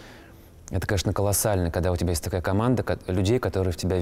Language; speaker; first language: Russian; native; Russian